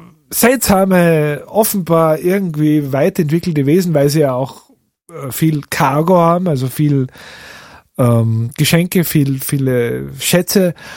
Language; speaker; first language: German; native; German